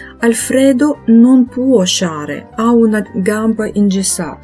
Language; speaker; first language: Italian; non-native, fluent; Ukrainian